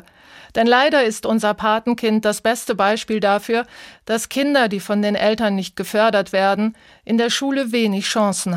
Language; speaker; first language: German; native; German